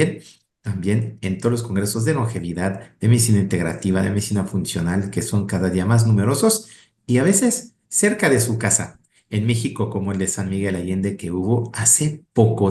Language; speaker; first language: Spanish; native; Spanish